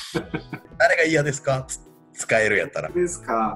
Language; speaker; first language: Japanese; native; Japanese